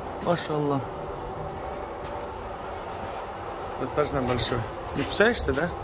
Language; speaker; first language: Russian; non-native, local second language; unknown